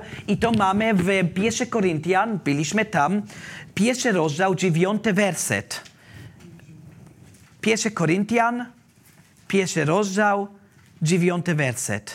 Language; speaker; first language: Polish; non-native, learner; German